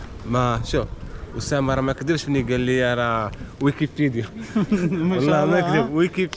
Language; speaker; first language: Arabic; native; Arabic